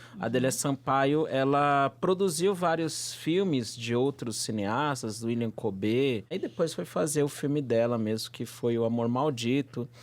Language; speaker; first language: Portuguese; native; Portuguese